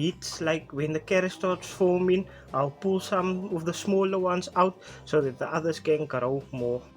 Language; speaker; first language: English; native; English